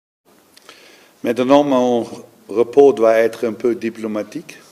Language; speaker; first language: French; non-native, learner; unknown